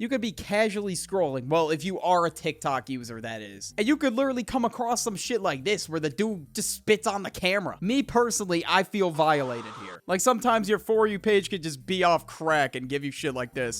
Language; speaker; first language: English; native; English